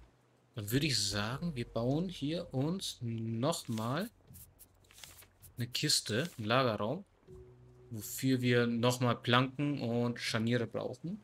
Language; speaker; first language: German; native; German